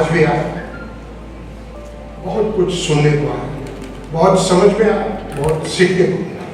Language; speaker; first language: Hindi; non-native, local second language; Assamese